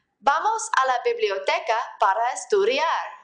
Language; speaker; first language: Spanish; non-native, fluent; English